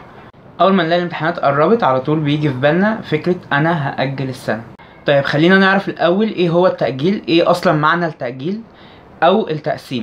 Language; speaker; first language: Arabic; native; Arabic